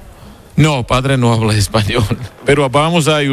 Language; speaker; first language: Spanish; non-native, fluent; Georgian